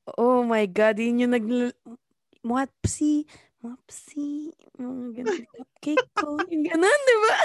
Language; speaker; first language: Filipino; native; Filipino